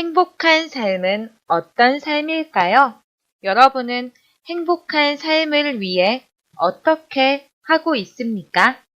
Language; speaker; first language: Korean; non-native, fluent; Chinese